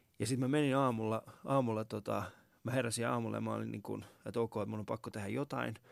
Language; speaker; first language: Finnish; non-native, fluent; Persian